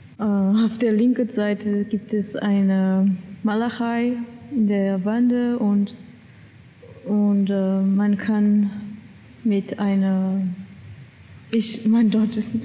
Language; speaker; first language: German; non-native, learner; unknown